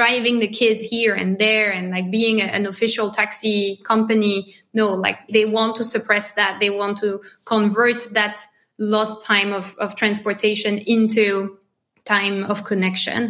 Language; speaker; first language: English; non-native, fluent; French